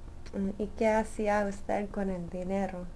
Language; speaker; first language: Spanish; early bilingual, heritage; Spanish